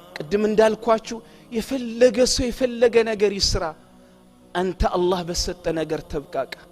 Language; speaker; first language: Amharic; non-native, local second language; Oromo